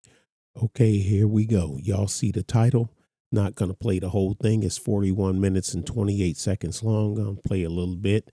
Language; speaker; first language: English; native; English